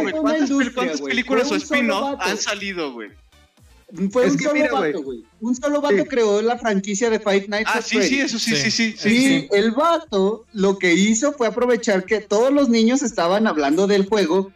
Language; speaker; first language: Spanish; native; Spanish